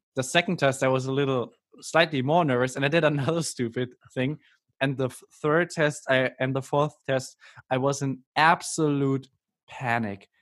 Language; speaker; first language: English; non-native, fluent; German